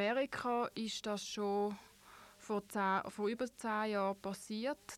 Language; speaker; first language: German; native; German